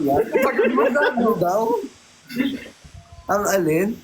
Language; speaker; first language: Filipino; native; Filipino